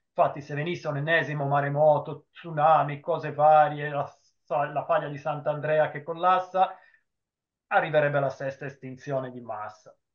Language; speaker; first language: Italian; native; Italian